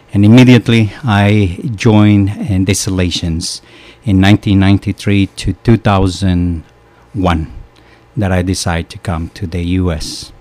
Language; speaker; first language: English; non-native, fluent; Spanish